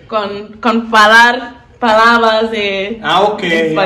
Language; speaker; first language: Spanish; non-native, learner; English